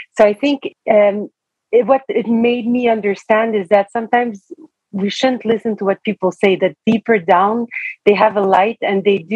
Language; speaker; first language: English; non-native, fluent; French